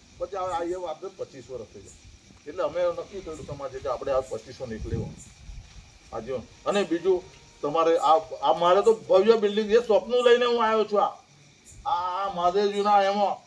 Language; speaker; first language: Gujarati; native; Gujarati